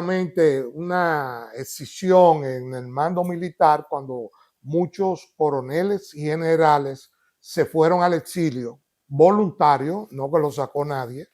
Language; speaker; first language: Spanish; native; Spanish